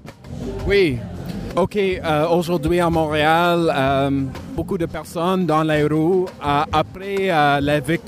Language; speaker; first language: French; non-native, learner; English